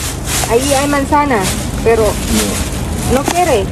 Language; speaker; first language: Spanish; non-native, learner; Filipino